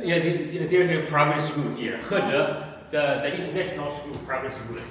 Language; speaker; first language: English; non-native, learner; Chinese